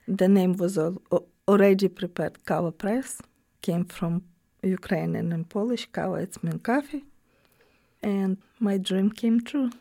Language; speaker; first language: English; non-native, learner; Ukrainian